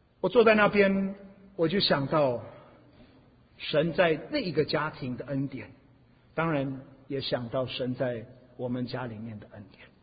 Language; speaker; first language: Chinese; non-native, fluent; English